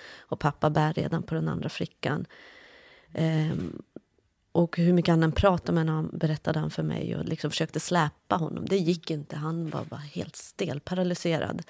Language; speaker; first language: Swedish; early bilingual, other home language; Kurdish